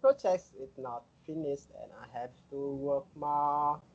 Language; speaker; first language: English; non-native, learner; Vietnamese